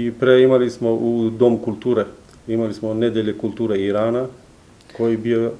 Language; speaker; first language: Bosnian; non-native, learner; Persian